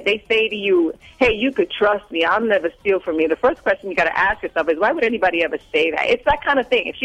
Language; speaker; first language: English; native; English